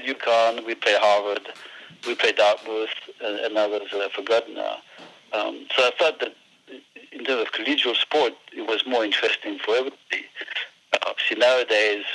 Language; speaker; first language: English; non-native, fluent; French